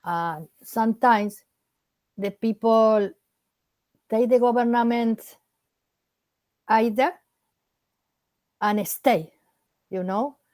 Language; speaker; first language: English; non-native, learner; Spanish